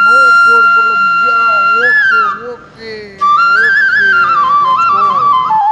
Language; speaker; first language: English; non-native, learner; Nepali